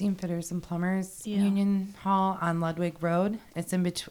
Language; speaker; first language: English; native; English